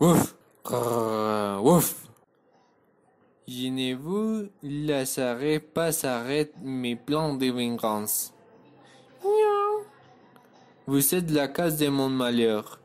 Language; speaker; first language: French; non-native, learner; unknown